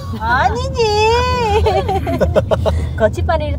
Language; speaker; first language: Korean; non-native, learner; Vietnamese